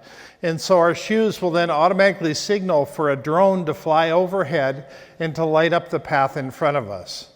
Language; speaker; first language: English; native; English